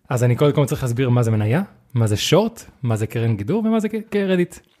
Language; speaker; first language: Hebrew; non-native, fluent; Spanish